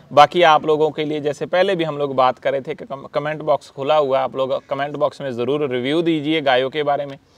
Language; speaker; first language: Hindi; non-native, local second language; Punjabi